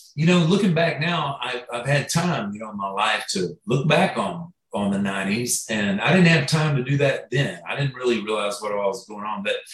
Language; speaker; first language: English; native; English